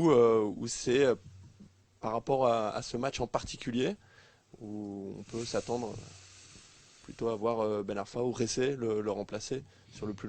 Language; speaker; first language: French; native; French